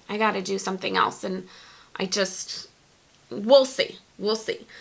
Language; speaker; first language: English; native; English